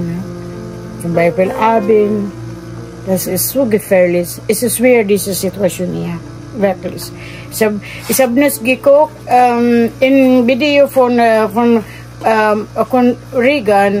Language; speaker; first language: German; non-native, learner; Filipino